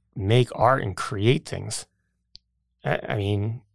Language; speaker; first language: English; native; English